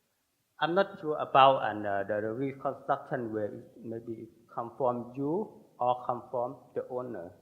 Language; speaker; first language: English; non-native, learner; Thai